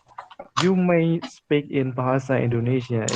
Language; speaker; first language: English; non-native, fluent; Indonesian